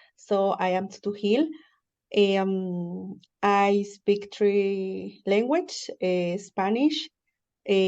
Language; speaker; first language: English; non-native, learner; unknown